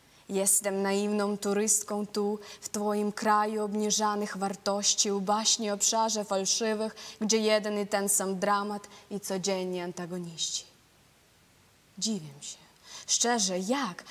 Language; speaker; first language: Ukrainian; native; Ukrainian